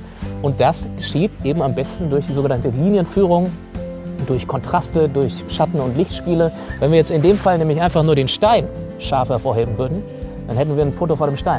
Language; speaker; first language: German; native; German